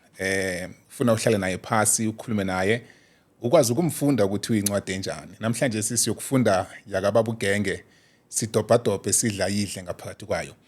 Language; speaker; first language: Zulu; non-native, local second language; South Ndebele